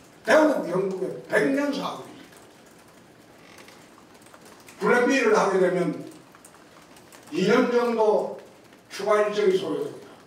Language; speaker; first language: Korean; native; Korean